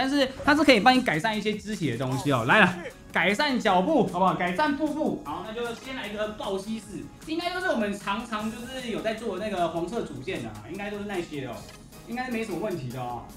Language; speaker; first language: Chinese; native; Chinese